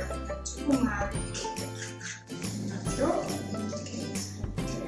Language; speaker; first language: Korean; non-native, learner; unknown